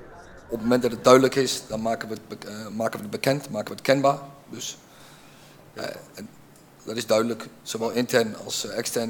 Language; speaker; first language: Dutch; native; Dutch